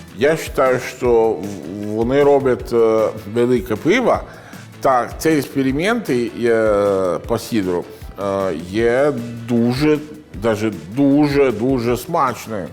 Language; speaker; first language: Ukrainian; non-native, learner; Italian